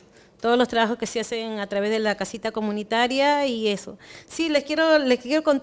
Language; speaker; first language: Spanish; native; Spanish